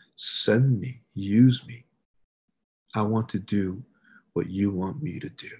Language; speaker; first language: English; early bilingual, other home language; Korean